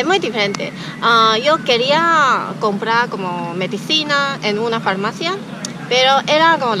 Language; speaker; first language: Spanish; non-native, learner; Chinese